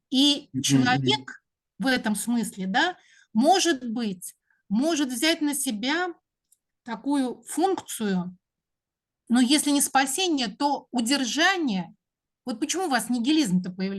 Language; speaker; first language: Russian; native; Russian